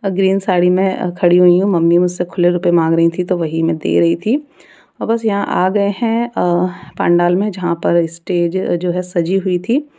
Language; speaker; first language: Hindi; native; Hindi